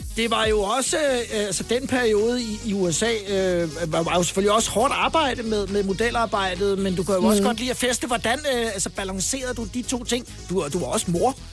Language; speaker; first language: Danish; native; Danish